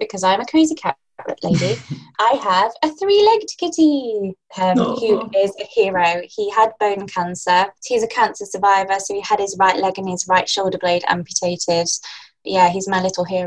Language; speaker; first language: English; native; English